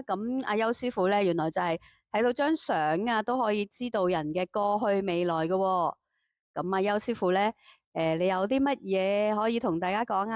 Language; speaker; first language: Cantonese; native; Cantonese